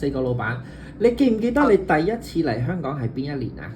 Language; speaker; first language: Cantonese; native; Cantonese